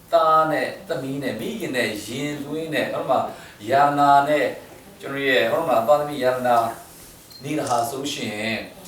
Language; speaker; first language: Burmese; non-native, local second language; Hakha Chin